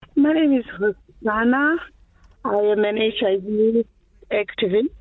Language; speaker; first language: English; non-native, local second language; Shona